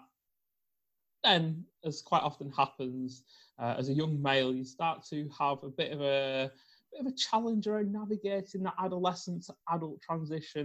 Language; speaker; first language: English; native; English